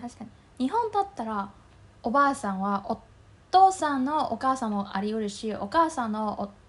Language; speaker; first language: Japanese; non-native, fluent; Chinese